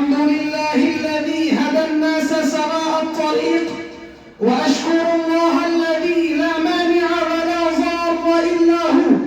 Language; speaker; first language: Arabic; non-native, learner; Urdu